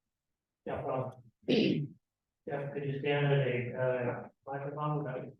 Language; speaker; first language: English; native; English